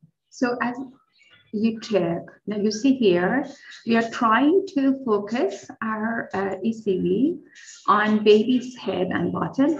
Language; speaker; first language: English; non-native, fluent; Persian